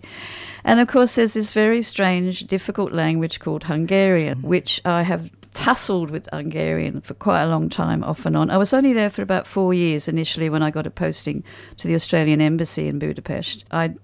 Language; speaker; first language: English; native; English